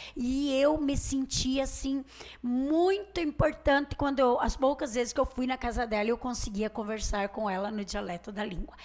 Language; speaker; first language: Portuguese; native; Portuguese